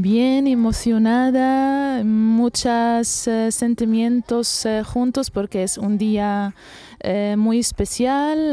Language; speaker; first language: Spanish; non-native, learner; Arabic